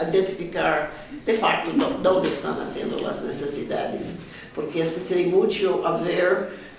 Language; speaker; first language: Spanish; non-native, fluent; Portuguese